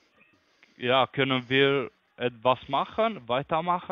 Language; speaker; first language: German; non-native, learner; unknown